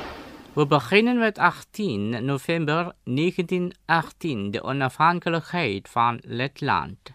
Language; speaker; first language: Dutch; non-native, learner; Indonesian